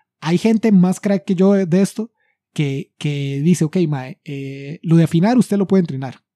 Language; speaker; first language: Spanish; native; Spanish